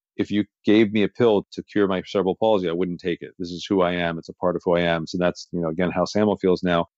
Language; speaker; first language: English; native; English